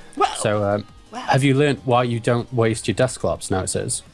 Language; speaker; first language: English; native; English